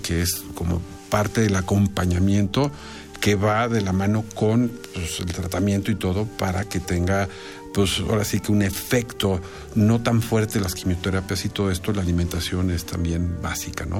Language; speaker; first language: Spanish; native; Spanish